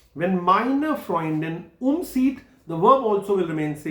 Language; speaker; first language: German; non-native, fluent; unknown